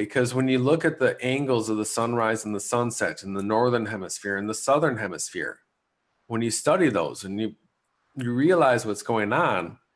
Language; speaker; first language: English; native; English